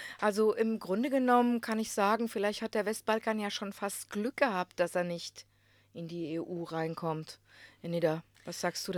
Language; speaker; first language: German; non-native, fluent; Croatian